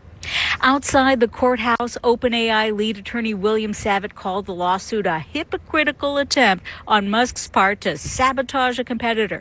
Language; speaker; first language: English; native; English